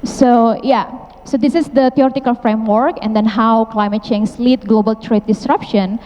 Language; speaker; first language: English; non-native, fluent; Indonesian